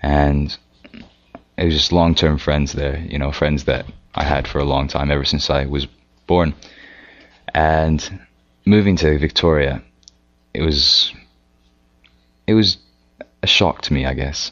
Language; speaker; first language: English; native; English